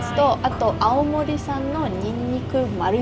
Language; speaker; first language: Japanese; non-native, fluent; Russian